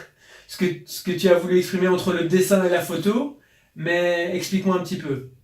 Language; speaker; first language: French; native; French